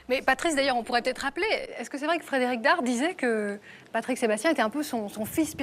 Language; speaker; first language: French; native; French